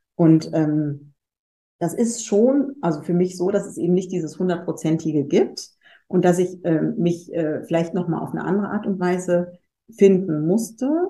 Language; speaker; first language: German; native; German